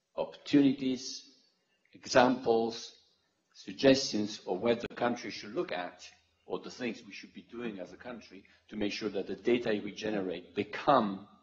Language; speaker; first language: English; non-native, fluent; Italian